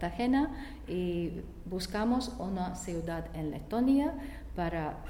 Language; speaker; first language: Spanish; non-native, learner; Latvian